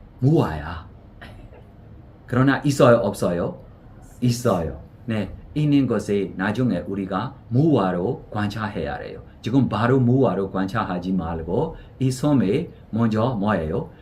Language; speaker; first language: Korean; non-native, fluent; Burmese